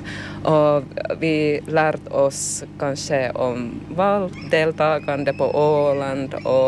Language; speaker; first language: Swedish; non-native, fluent; Finnish